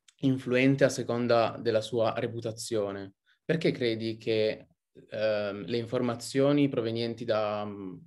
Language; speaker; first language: Italian; native; Italian